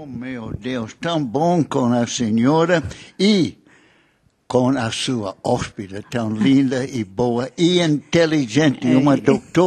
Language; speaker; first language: Portuguese; non-native, fluent; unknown